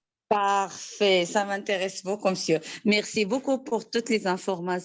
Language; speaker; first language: French; non-native, learner; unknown